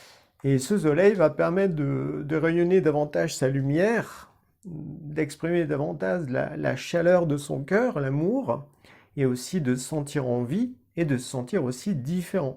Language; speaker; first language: French; native; French